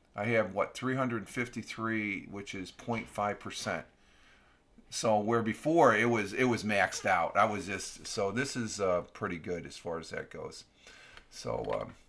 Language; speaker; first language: English; native; English